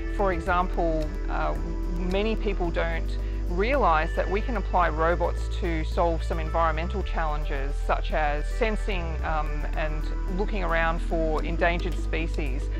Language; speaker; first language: English; native; English